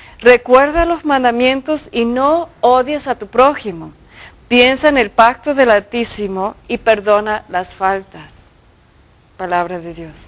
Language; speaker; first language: Spanish; early bilingual, other home language; English